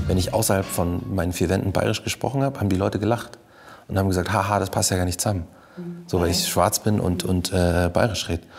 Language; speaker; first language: German; native; German